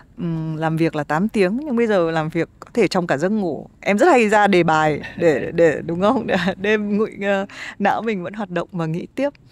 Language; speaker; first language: Vietnamese; native; Vietnamese